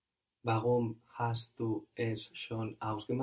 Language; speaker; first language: German; non-native, learner; English